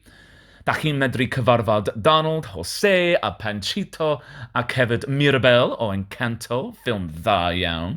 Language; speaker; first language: Welsh; non-native, learner; English